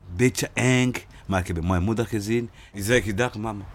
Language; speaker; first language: Dutch; non-native, learner; Rundi